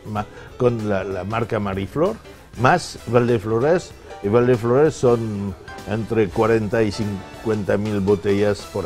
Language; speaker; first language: Spanish; non-native, fluent; French